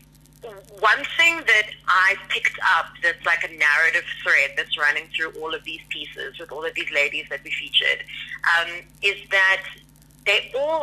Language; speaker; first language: English; native; English